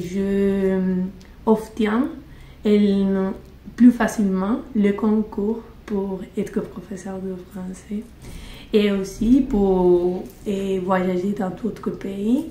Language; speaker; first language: French; non-native, learner; Spanish